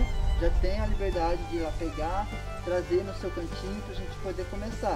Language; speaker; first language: Portuguese; native; Portuguese